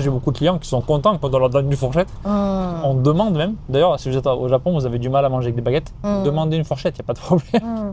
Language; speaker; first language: French; native; French